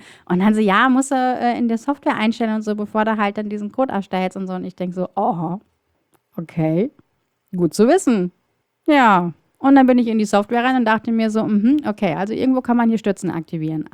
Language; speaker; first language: German; native; German